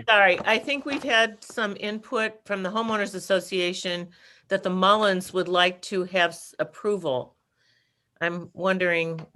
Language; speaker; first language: English; native; English